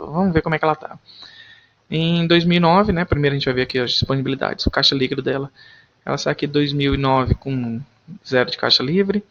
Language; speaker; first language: Portuguese; native; Portuguese